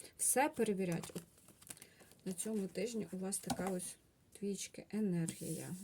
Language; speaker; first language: Ukrainian; non-native, local second language; Russian